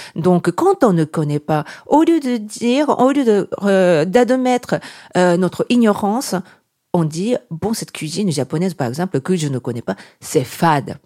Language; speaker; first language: French; non-native, fluent; Japanese